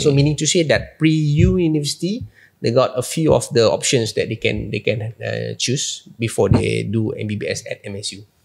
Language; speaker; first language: English; non-native, local second language; Malay